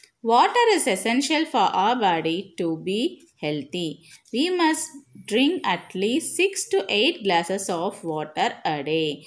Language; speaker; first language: English; non-native, local second language; Tamil